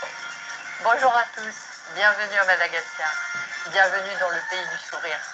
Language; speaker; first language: French; non-native, local second language; Malagasy